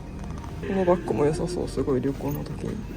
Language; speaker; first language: Japanese; native; Japanese